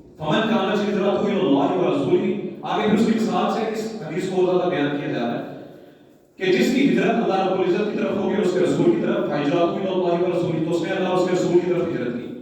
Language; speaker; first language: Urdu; non-native, local second language; Punjabi